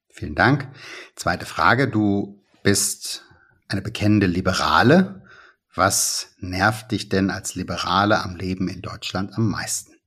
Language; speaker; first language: German; native; German